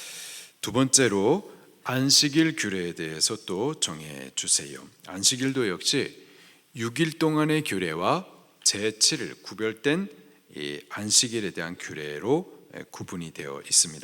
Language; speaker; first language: Korean; native; Korean